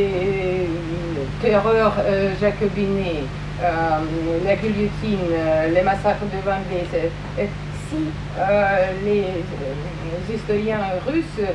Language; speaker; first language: French; non-native, fluent; Russian